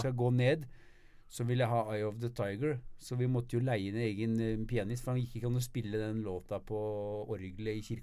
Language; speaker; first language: Norwegian; native; Norwegian